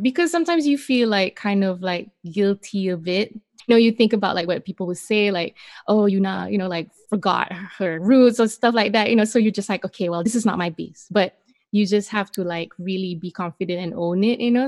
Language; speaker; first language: English; non-native, local second language; Malay